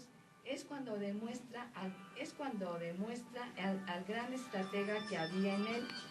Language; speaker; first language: Spanish; native; Spanish